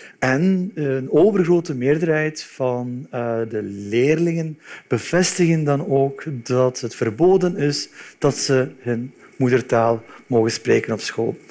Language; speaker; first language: Dutch; early bilingual, other home language; Turkish